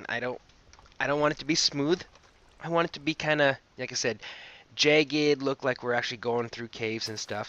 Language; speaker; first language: English; native; English